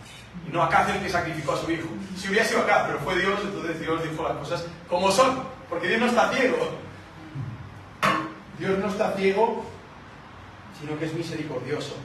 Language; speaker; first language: Spanish; native; Spanish